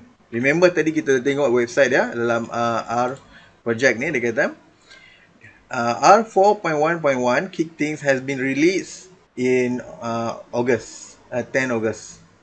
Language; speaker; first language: English; non-native, local second language; Malay